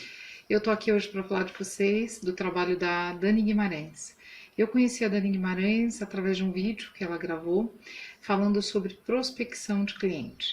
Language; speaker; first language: Portuguese; native; Portuguese